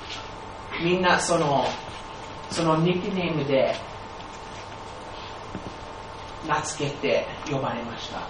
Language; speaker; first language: Japanese; non-native, fluent; English